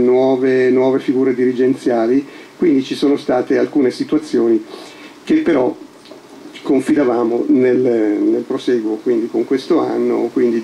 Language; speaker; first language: Italian; native; Italian